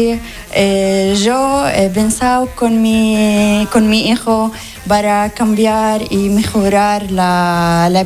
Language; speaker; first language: Spanish; non-native, learner; Arabic